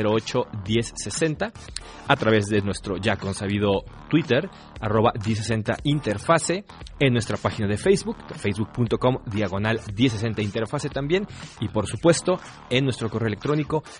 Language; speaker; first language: Spanish; native; Spanish